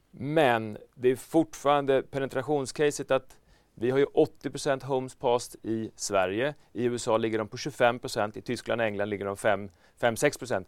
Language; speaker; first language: Swedish; native; Swedish